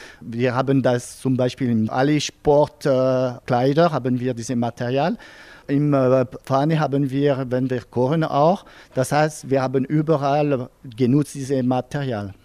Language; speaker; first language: German; non-native, local second language; French